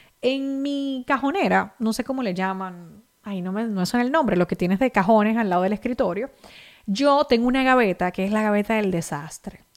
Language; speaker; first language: Spanish; native; Spanish